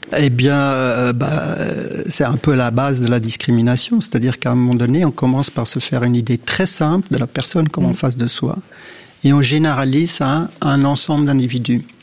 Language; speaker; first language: French; early bilingual, other home language; Dutch